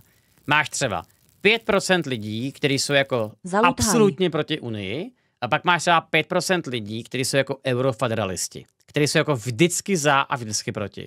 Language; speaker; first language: Czech; native; Czech